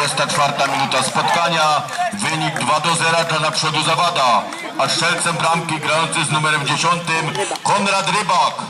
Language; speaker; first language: Polish; native; Polish